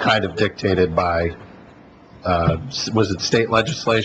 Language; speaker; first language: English; native; English